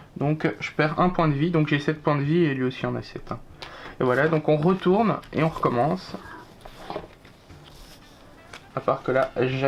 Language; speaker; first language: French; native; French